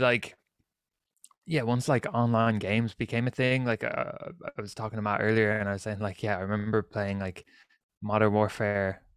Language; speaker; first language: English; native; English